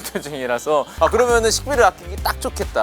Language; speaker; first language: Korean; native; Korean